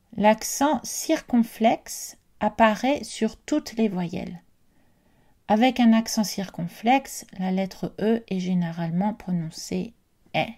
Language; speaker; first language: French; native; French